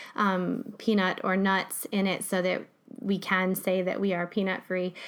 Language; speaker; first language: English; native; English